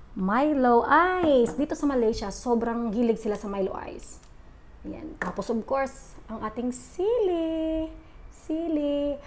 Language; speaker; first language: Filipino; non-native, local second language; Cebuano